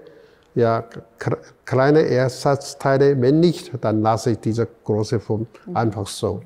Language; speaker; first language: German; non-native, fluent; Chinese